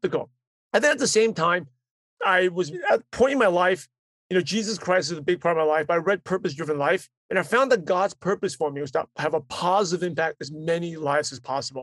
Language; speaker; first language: English; early bilingual, other home language; Cantonese